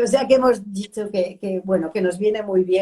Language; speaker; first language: Spanish; native; Spanish